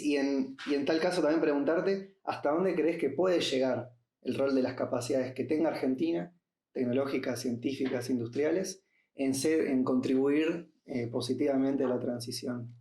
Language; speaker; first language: Spanish; native; Spanish